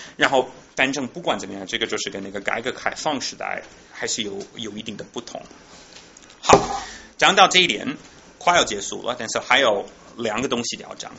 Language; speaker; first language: Chinese; non-native, fluent; English